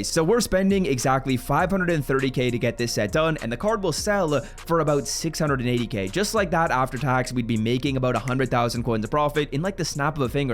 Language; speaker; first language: English; native; English